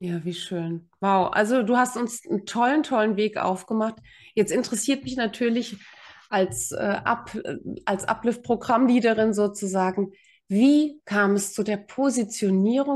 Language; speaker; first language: German; native; German